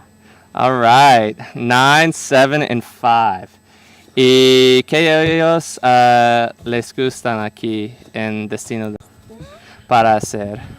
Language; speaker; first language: Spanish; non-native, learner; English